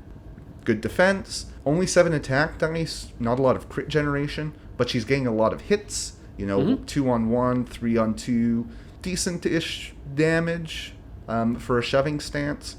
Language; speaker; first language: English; native; English